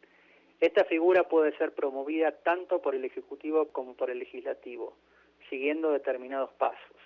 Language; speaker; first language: Spanish; native; Spanish